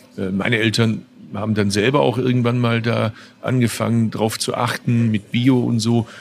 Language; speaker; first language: German; early bilingual, other home language; Turkish